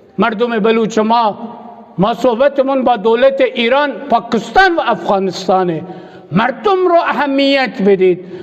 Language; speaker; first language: Persian; non-native, local second language; Baluchi